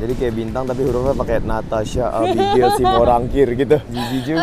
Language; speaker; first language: Indonesian; native; Indonesian